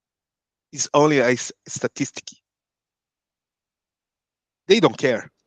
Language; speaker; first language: English; non-native, learner; Portuguese